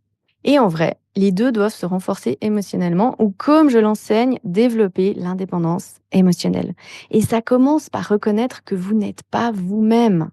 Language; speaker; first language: French; native; French